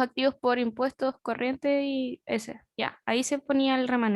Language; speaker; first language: Spanish; native; Spanish